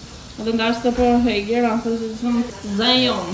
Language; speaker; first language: Norwegian; native; Norwegian